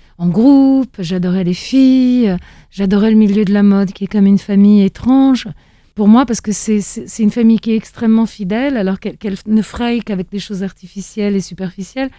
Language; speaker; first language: French; early bilingual, other home language; Italian